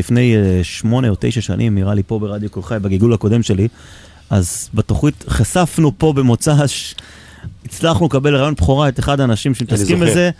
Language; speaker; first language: Hebrew; native; Hebrew